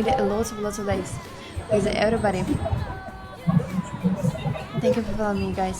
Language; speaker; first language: English; non-native, learner; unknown